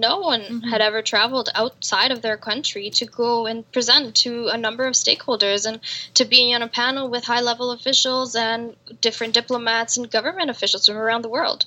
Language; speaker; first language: English; native; English